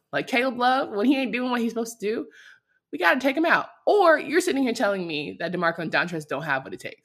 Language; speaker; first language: English; native; English